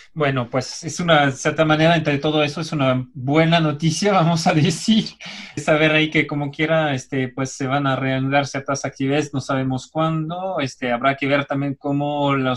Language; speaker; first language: Spanish; native; Spanish